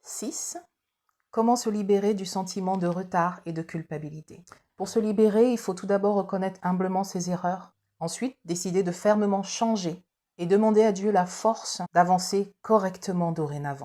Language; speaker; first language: French; native; French